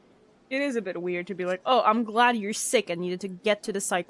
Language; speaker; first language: English; non-native, fluent; Polish